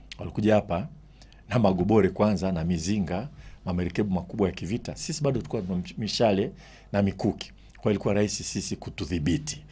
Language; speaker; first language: Swahili; native; Swahili